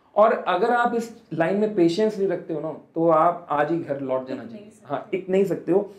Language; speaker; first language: Hindi; native; Hindi